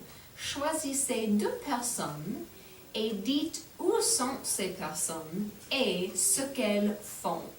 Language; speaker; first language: French; non-native, fluent; English